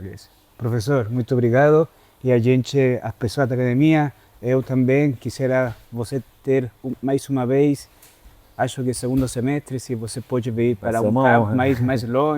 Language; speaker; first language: Portuguese; non-native, fluent; Spanish